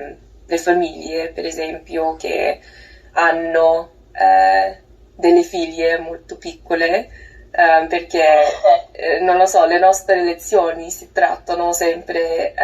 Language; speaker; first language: Italian; non-native, learner; English